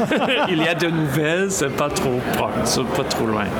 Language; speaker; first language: French; non-native, local second language; English